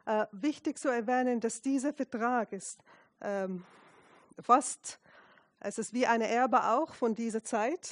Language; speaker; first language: German; non-native, fluent; Arabic